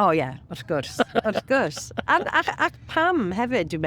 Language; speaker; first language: Welsh; non-native, local second language; English